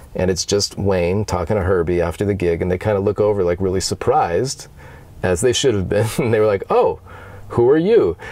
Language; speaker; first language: English; native; English